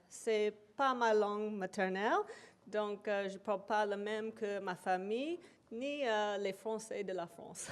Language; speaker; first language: French; non-native, local second language; English